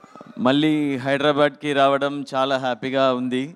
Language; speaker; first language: Telugu; non-native, learner; Tamil